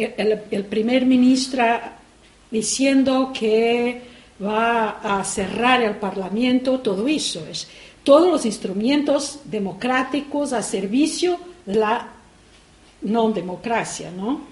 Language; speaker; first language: Spanish; non-native, fluent; Portuguese